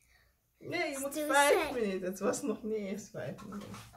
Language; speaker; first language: Dutch; non-native, fluent; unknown